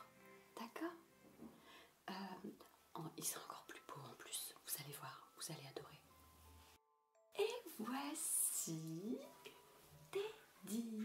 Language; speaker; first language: French; native; French